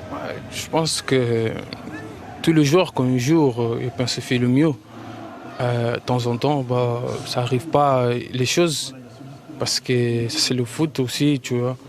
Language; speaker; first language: French; non-native, fluent; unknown